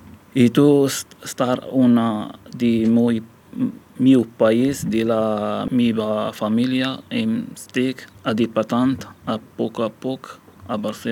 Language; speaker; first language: Catalan; non-native, learner; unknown